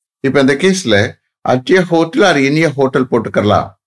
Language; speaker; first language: English; non-native, local second language; Tamil